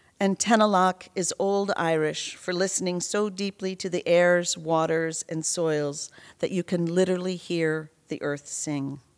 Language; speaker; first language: English; native; English